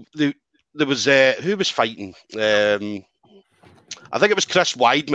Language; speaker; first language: English; native; English